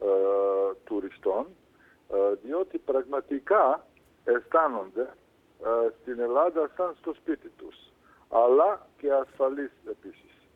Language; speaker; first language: Greek; non-native, fluent; Serbian